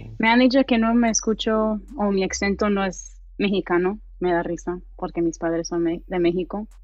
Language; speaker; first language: Spanish; early bilingual, heritage; Spanish